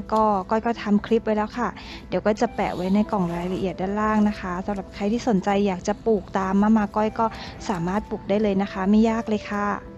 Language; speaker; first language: Thai; native; Thai